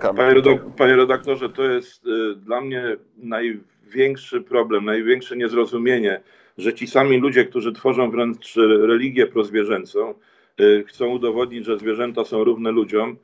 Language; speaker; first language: Polish; native; Polish